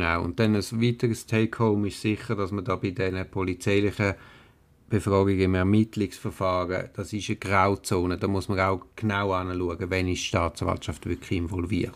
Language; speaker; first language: German; native; German